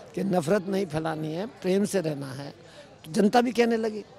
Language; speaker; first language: Hindi; native; Hindi